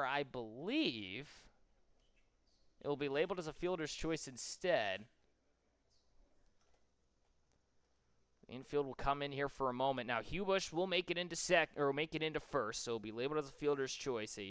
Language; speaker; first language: English; native; English